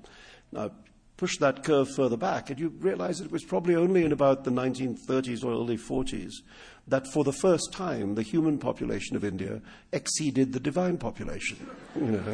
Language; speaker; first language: English; non-native, local second language; Urdu